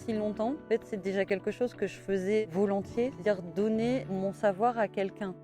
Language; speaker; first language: French; native; French